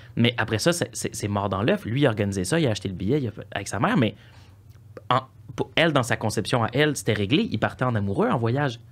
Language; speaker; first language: French; native; French